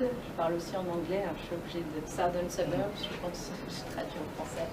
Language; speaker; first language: French; native; French